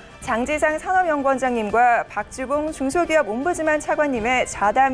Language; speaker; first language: Korean; native; Korean